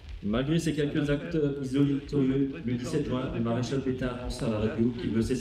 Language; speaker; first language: French; native; French